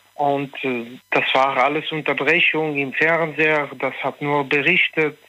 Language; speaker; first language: German; non-native, learner; French